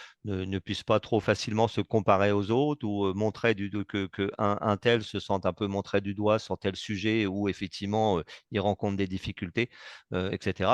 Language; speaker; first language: French; native; French